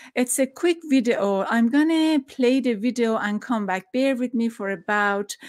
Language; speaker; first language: English; non-native, fluent; Persian